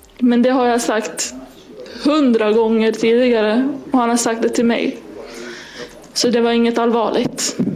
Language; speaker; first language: Swedish; early bilingual, other home language; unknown